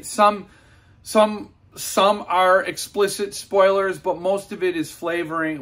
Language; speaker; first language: English; native; English